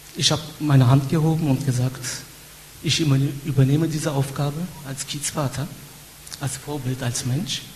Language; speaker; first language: German; non-native, fluent; Turkish